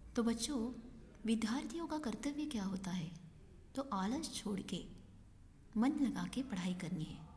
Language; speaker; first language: Hindi; non-native, local second language; Marathi